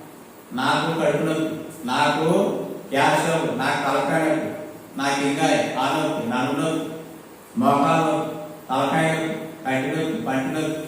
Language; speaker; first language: Telugu; native; Telugu